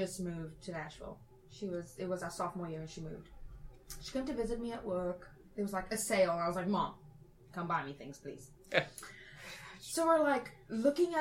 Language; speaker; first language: English; native; English